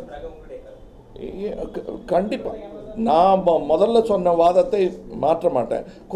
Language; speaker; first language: Tamil; native; Tamil